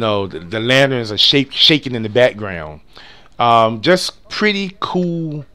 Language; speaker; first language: English; native; English